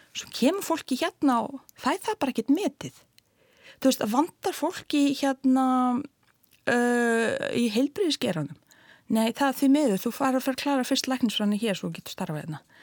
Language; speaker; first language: Icelandic; non-native, fluent; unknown